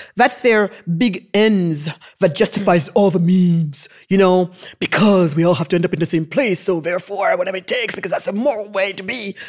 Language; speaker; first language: English; early bilingual, other home language; Wolof